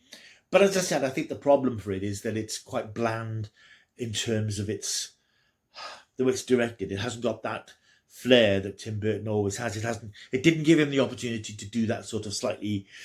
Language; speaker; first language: English; native; English